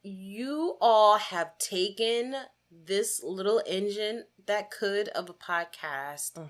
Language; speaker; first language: English; native; English